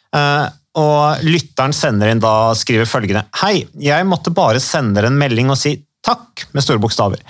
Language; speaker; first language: Norwegian; native; Norwegian